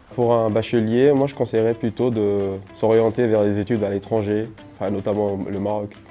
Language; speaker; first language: French; non-native, local second language; Somali